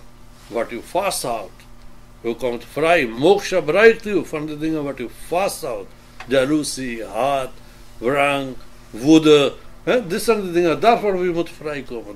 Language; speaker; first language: Dutch; non-native, fluent; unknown